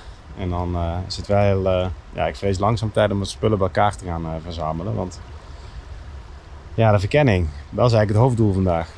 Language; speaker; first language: Dutch; native; Dutch